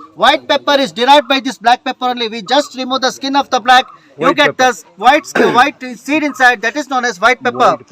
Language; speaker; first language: English; non-native, local second language; Malayalam